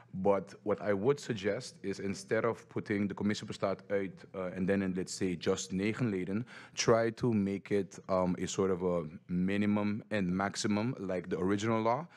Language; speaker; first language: English; native; English